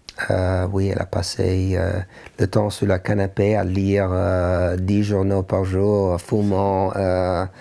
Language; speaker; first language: French; non-native, learner; English